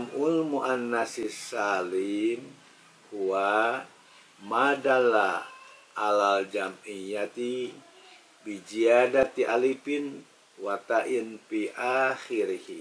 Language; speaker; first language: Arabic; non-native, fluent; Indonesian